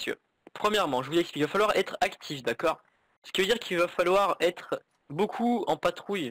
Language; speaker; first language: French; native; French